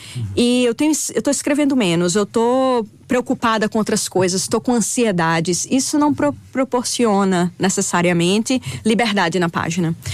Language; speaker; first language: Portuguese; native; Portuguese